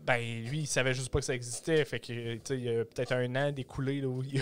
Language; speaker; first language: French; native; French